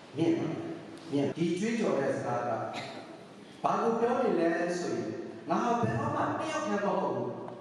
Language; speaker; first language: Burmese; non-native, local second language; Kachin